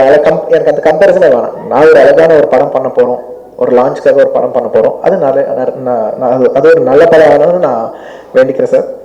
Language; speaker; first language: Tamil; non-native, local second language; Telugu